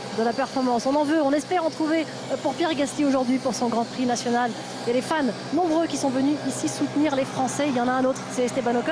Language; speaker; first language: French; native; French